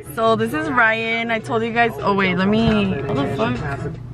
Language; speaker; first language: English; native; English